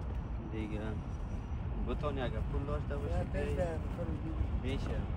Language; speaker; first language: Persian; native; Persian